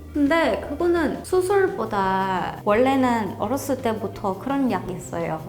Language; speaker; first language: Korean; non-native, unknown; Thai